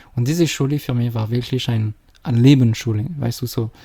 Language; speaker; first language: German; non-native, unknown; French